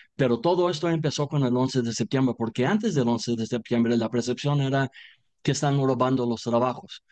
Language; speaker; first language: Spanish; non-native, fluent; English